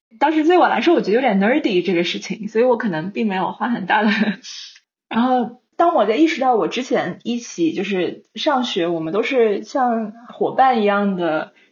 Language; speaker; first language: Chinese; native; Chinese